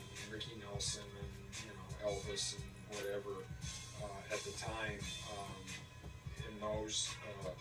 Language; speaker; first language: English; native; English